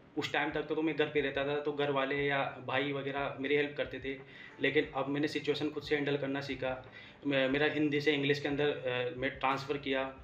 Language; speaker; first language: Hindi; native; Hindi